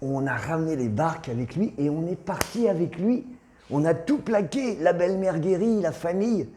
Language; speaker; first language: French; native; French